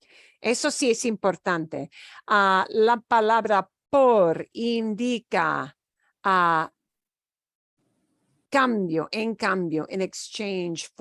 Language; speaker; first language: Spanish; non-native, fluent; English